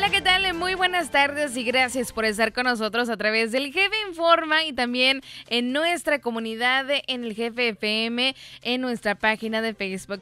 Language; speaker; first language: Spanish; native; Spanish